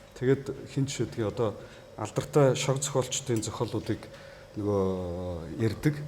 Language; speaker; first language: Mongolian; native; Mongolian